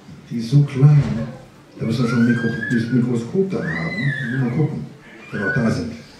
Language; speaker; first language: German; native; German